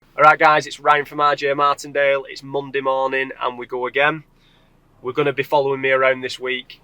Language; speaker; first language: English; native; English